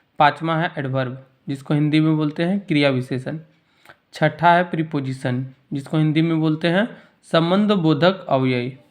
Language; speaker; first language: Hindi; native; Hindi